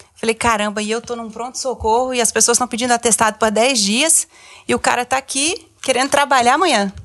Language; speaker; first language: Portuguese; native; Portuguese